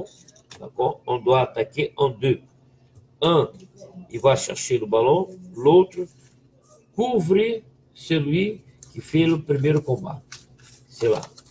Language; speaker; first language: French; non-native, fluent; Portuguese